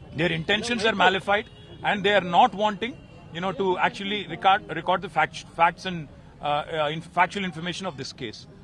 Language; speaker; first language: English; non-native, local second language; Telugu